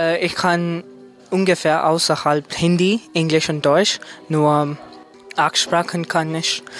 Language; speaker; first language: German; non-native, learner; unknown